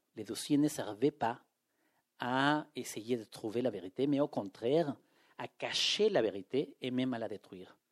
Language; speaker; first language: French; non-native, fluent; Spanish